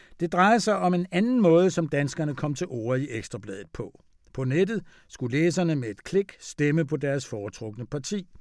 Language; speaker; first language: Danish; native; Danish